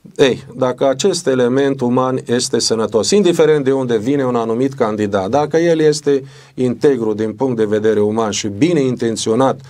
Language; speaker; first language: Romanian; native; Romanian